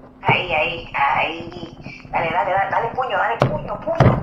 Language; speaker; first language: Spanish; native; Spanish